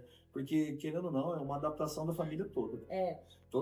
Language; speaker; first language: Portuguese; native; Portuguese